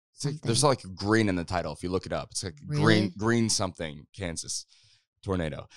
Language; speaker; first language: English; native; English